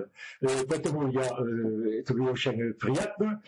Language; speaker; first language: Russian; non-native, learner; French